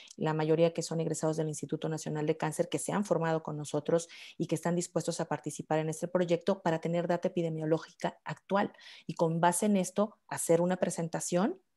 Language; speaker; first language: Spanish; native; Spanish